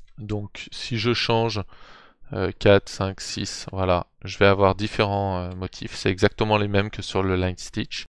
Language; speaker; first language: French; native; French